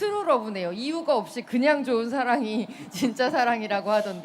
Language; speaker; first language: Korean; native; Korean